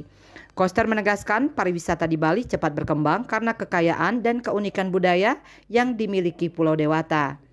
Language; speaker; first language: Indonesian; native; Indonesian